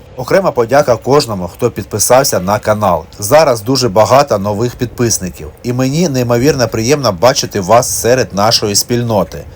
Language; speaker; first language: Ukrainian; native; Ukrainian